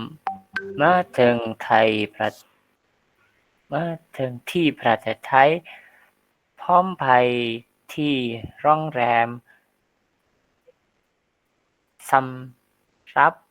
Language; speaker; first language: Thai; non-native, learner; Indonesian